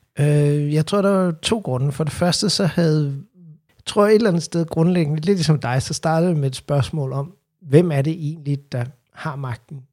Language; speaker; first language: Danish; native; Danish